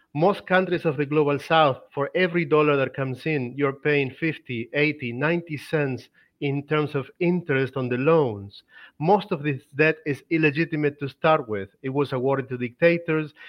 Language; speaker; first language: English; non-native, fluent; Spanish